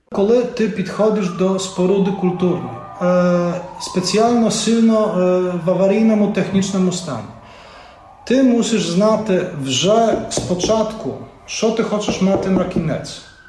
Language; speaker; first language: Ukrainian; non-native, fluent; Polish